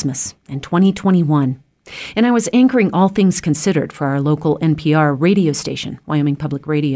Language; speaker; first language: English; native; English